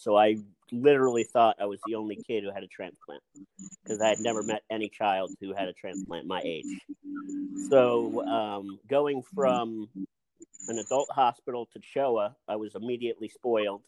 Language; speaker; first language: English; native; English